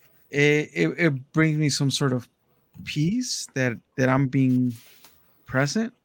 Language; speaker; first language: English; early bilingual, other home language; Spanish